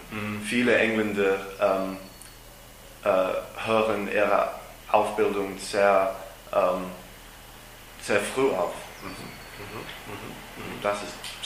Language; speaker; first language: German; non-native, learner; English